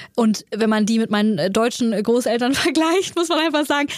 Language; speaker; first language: German; native; German